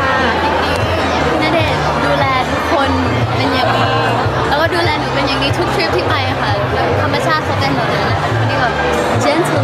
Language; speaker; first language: Thai; native; Thai